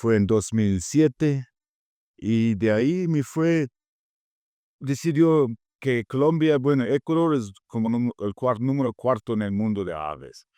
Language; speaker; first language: Spanish; non-native, fluent; English